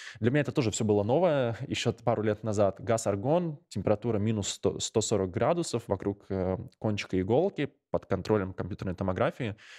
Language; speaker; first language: Russian; non-native, local second language; Latvian